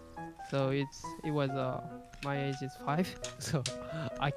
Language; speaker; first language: English; non-native, learner; Japanese